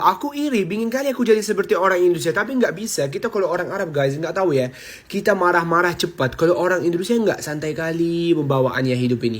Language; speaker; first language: Indonesian; non-native, fluent; Arabic